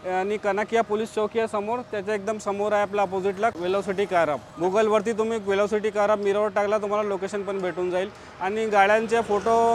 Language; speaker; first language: Marathi; non-native, local second language; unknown